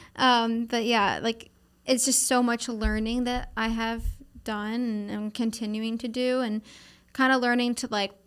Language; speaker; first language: English; native; English